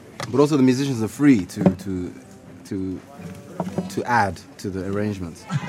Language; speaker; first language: English; non-native, local second language; Yoruba